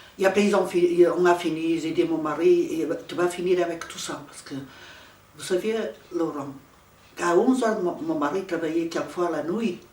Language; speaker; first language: French; non-native, fluent; Portuguese